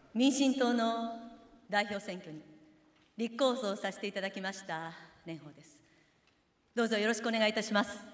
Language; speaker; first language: Japanese; native; Japanese